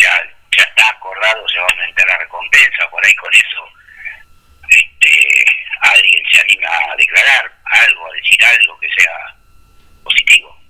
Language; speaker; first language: Spanish; native; Spanish